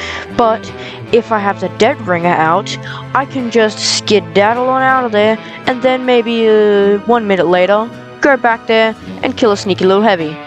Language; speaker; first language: English; native; English